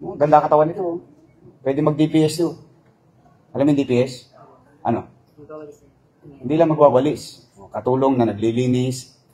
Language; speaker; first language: Filipino; native; Filipino